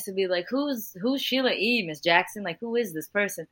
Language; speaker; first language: English; early bilingual, other home language; Portuguese